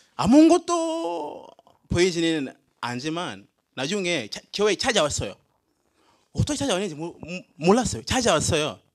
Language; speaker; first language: Korean; non-native, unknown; Swahili